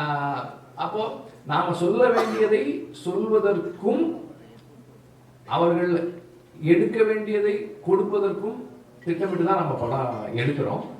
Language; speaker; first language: Tamil; native; Tamil